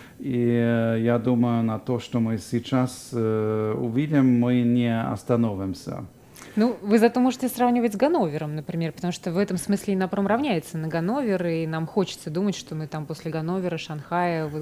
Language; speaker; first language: Russian; non-native, fluent; German